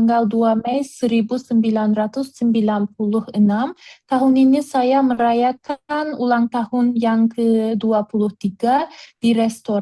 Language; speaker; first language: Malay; non-native, learner; Turkish